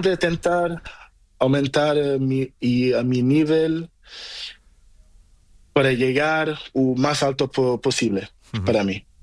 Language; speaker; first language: Spanish; non-native, learner; Portuguese